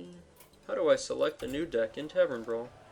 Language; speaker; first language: English; native; English